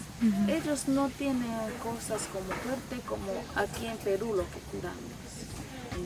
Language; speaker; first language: Spanish; non-native, local second language; Shipibo-Conibo